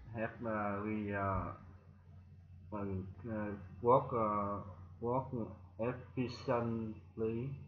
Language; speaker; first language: English; non-native, learner; Vietnamese